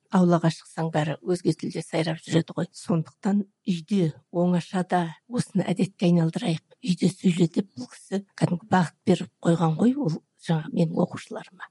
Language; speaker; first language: Kazakh; native; Kazakh